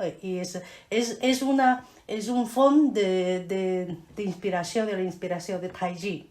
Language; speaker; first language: Catalan; non-native, fluent; Chinese